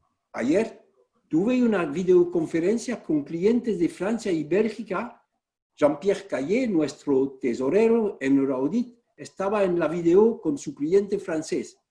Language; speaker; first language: Spanish; non-native, fluent; French